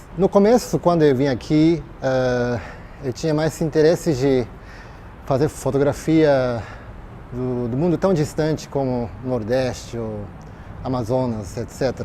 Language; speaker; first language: Portuguese; non-native, fluent; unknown